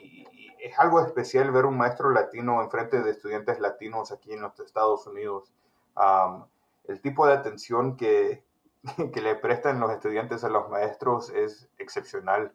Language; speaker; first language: Spanish; early bilingual, heritage; Spanish